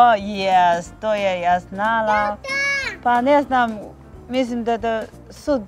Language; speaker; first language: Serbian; non-native, learner; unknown